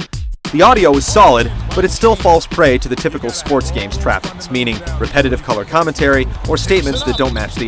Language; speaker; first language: English; native; English